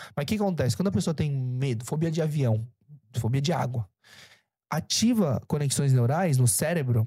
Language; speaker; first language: Portuguese; early bilingual, other home language; Korean